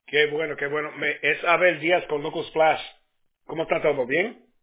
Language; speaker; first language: Spanish; early bilingual, heritage; Spanish